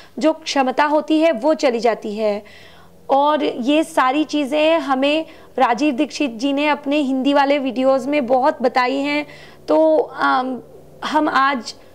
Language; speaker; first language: Hindi; non-native, local second language; Marathi